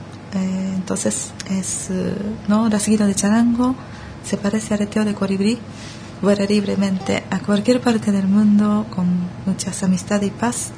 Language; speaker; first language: Spanish; non-native, learner; Japanese